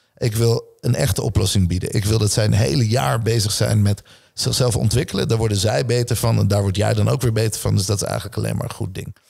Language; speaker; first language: Dutch; early bilingual, other home language; Hebrew